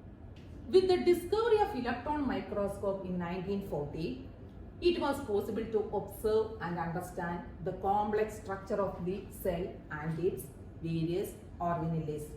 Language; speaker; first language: English; non-native, local second language; Malayalam